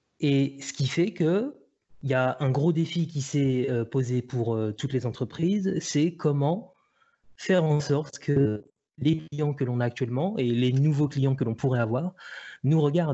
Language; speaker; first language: French; native; French